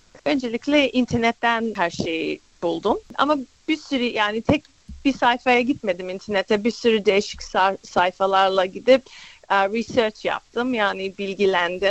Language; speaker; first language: Turkish; early bilingual, other home language; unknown